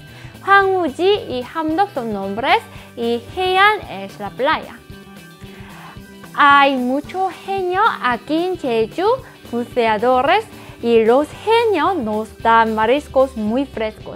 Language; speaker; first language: Spanish; non-native, fluent; Korean